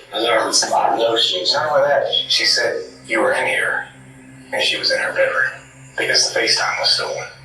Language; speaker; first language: English; native; English